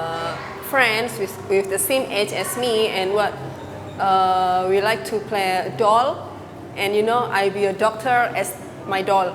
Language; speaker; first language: English; non-native, learner; Indonesian